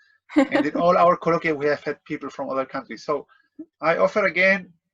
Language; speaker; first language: English; non-native, fluent; Spanish